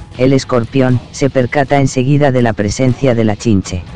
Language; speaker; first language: Spanish; native; Spanish